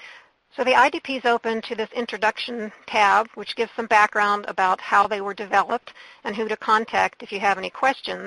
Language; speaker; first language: English; native; English